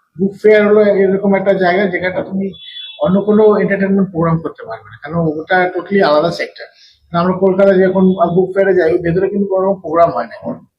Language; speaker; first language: Bangla; native; Bangla